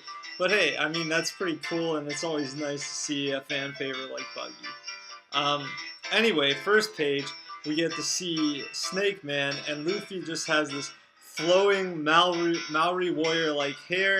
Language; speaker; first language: English; native; English